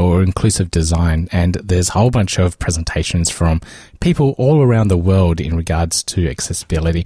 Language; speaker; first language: English; native; English